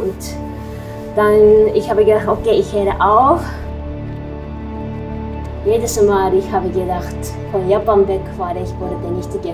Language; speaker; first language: German; non-native, learner; Japanese